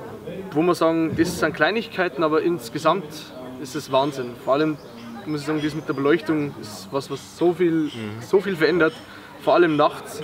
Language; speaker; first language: German; native; German